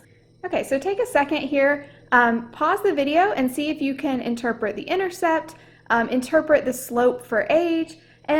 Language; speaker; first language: English; native; English